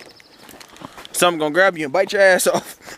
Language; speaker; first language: English; native; English